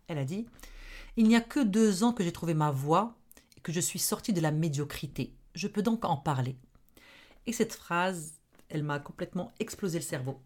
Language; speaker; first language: French; non-native, local second language; Arabic